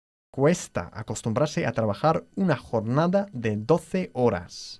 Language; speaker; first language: Spanish; non-native, fluent; English